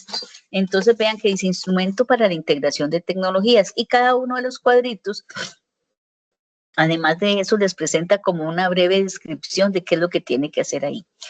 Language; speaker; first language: Spanish; native; Spanish